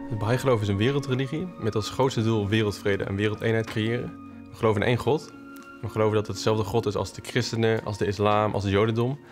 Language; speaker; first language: Dutch; native; Dutch